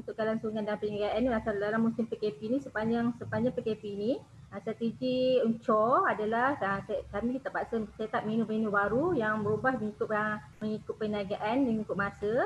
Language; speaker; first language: Malay; native; Malay